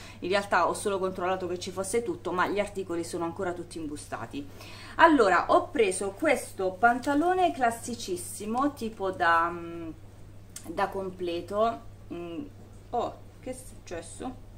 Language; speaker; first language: Italian; native; Italian